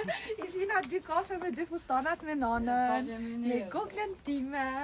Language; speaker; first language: Albanian; native; Albanian